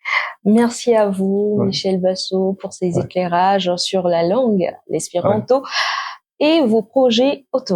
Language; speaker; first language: French; native; French